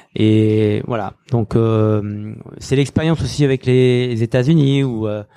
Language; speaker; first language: French; native; French